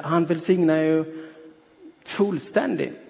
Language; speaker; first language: Swedish; non-native, fluent; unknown